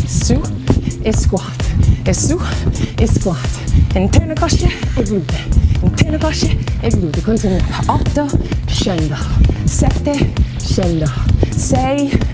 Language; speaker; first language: Italian; non-native, fluent; English